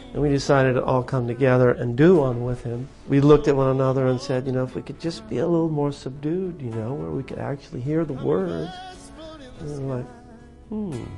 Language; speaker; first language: English; native; English